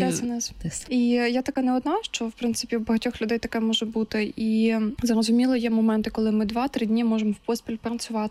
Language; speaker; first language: Ukrainian; native; Ukrainian